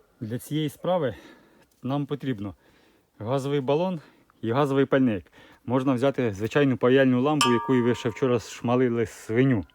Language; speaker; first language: Ukrainian; native; Ukrainian